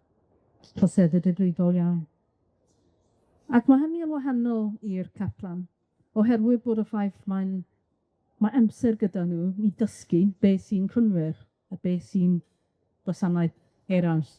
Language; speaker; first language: Welsh; non-native, local second language; English